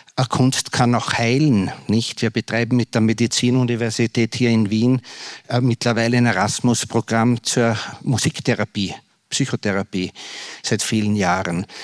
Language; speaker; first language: German; native; German